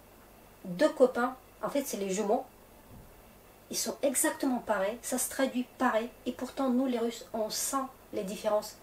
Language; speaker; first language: French; non-native, fluent; Russian